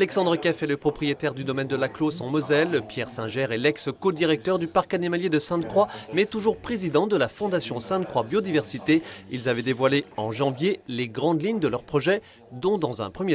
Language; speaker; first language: French; native; French